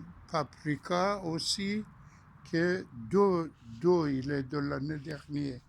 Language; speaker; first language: French; non-native, fluent; Persian